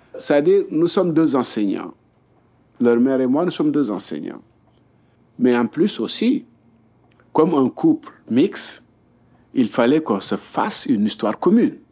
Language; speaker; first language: French; non-native, local second language; Wolof